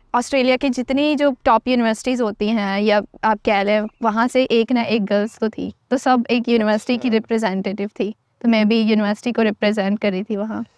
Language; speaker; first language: Urdu; native; Urdu